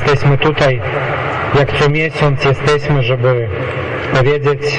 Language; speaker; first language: Polish; non-native, local second language; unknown